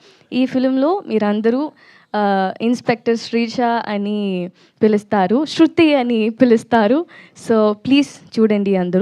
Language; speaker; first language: Telugu; non-native, learner; Tamil